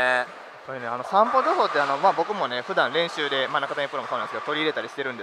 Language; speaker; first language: Japanese; native; Japanese